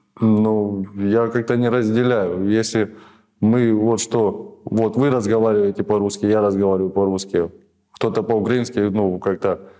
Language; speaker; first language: Russian; native; Russian